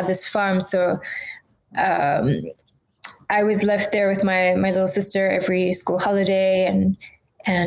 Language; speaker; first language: English; native; English